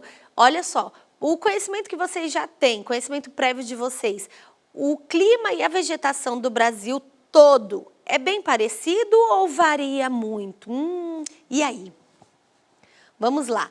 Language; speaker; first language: Portuguese; native; Portuguese